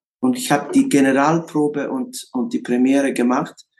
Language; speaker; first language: German; non-native, learner; English